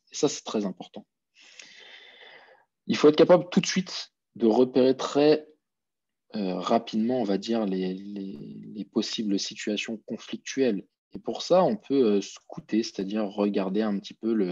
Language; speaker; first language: French; native; French